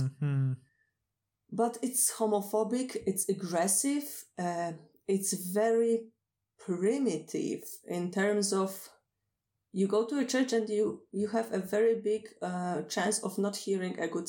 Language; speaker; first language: English; non-native, fluent; Polish